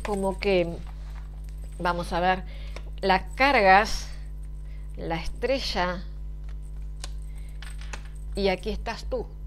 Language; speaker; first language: Spanish; native; Spanish